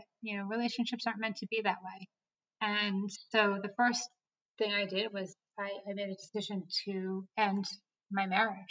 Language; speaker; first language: English; native; English